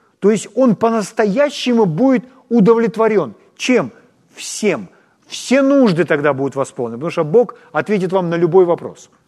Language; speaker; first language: Russian; non-native, local second language; Ukrainian